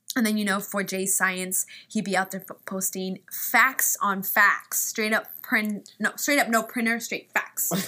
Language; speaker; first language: English; early bilingual, other home language; Spanish